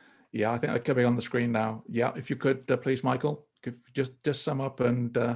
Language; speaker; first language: English; native; English